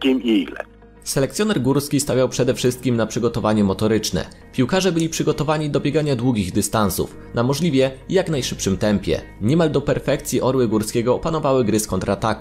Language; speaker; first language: Polish; native; Polish